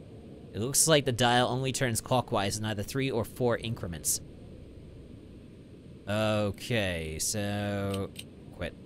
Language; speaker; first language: English; native; English